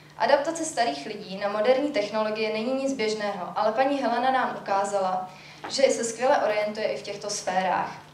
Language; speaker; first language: Czech; native; Czech